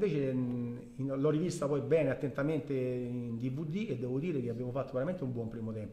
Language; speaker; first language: Italian; native; Italian